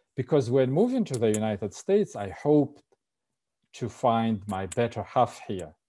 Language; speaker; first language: English; non-native, fluent; Russian